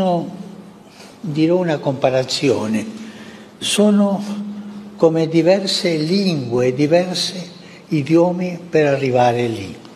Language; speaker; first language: Italian; non-native, fluent; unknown